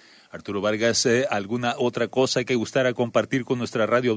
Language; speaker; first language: Spanish; native; Spanish